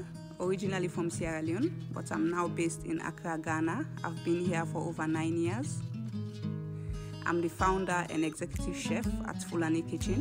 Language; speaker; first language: English; non-native, local second language; Fula